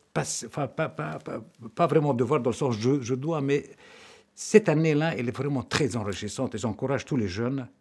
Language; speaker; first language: French; non-native, local second language; Arabic